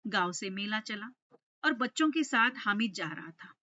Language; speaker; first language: Hindi; non-native, local second language; Telugu